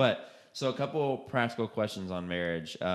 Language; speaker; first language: English; native; English